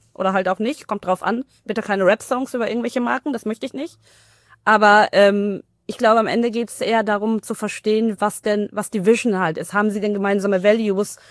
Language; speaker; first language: German; early bilingual, other home language; Tamil